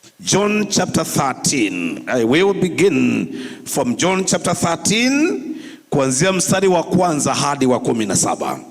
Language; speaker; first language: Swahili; non-native, local second language; Kamba